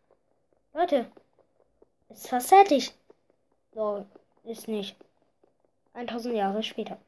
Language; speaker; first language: German; early bilingual, other home language; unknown